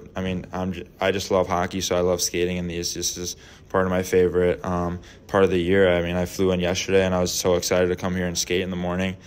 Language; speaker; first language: English; native; English